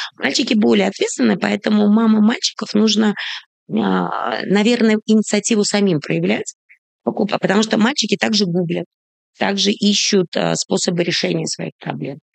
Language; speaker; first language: Russian; native; Russian